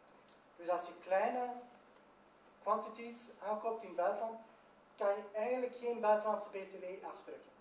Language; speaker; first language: Dutch; native; Dutch